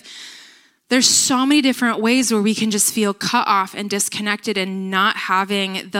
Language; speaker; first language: English; native; English